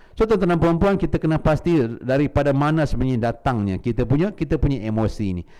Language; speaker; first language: Malay; native; Malay